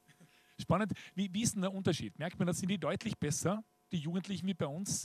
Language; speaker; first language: German; native; German